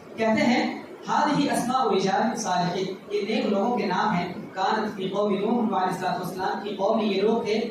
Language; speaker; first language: Urdu; native; Urdu